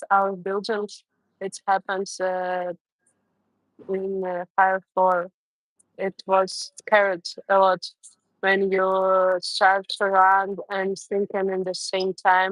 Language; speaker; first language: English; non-native, learner; Russian